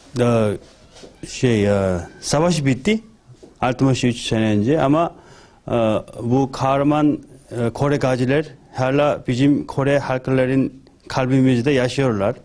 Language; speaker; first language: Turkish; non-native, learner; Korean